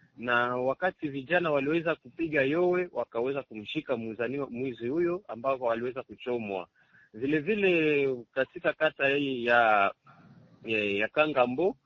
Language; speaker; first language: Swahili; native; Swahili